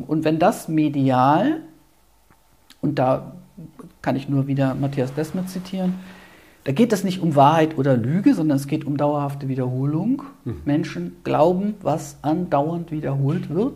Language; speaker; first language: German; native; German